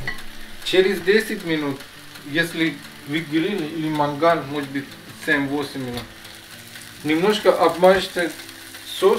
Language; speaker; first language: Russian; non-native, learner; Persian